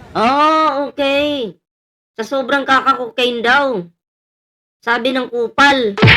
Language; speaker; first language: Filipino; native; Filipino